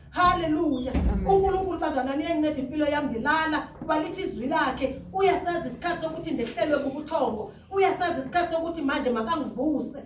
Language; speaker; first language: Zulu; non-native, local second language; Xhosa